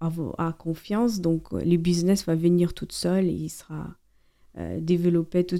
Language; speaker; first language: French; non-native, fluent; Ukrainian